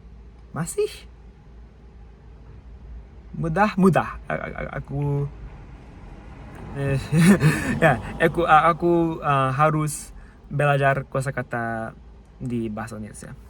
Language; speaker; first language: Indonesian; non-native, learner; English